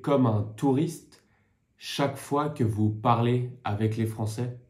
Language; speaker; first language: French; native; French